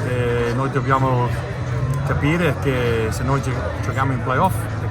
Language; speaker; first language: Italian; non-native, learner; English